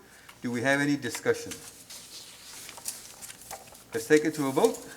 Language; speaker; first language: English; native; English